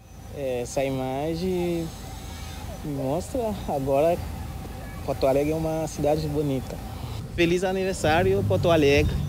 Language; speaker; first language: Portuguese; non-native, learner; Haitian Creole